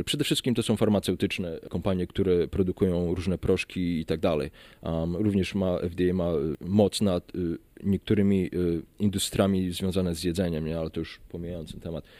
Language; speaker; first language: Polish; early bilingual, heritage; Polish